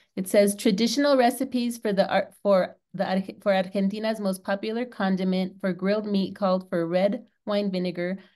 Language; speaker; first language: English; native; English